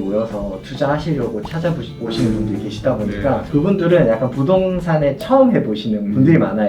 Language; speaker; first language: Korean; native; Korean